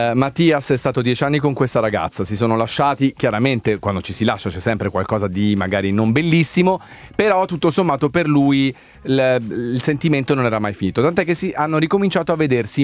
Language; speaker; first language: Italian; native; Italian